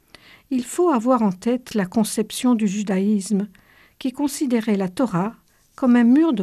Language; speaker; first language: French; native; French